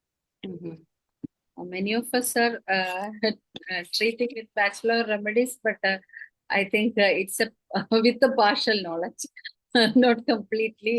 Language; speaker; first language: English; non-native, local second language; Malayalam